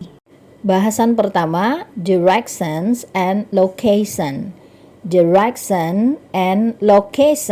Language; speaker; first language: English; non-native, fluent; Indonesian